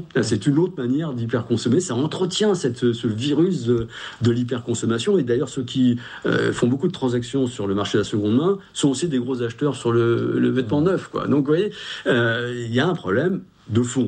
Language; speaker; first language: French; native; French